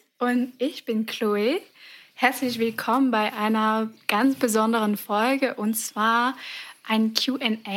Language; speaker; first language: German; non-native, fluent; French